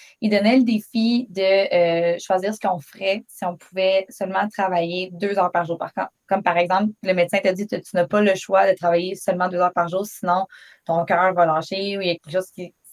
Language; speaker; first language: French; native; French